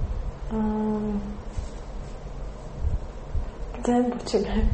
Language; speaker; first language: Japanese; non-native, learner; Russian